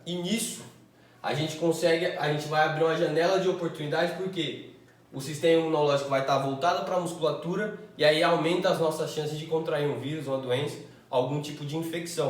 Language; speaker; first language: Portuguese; native; Portuguese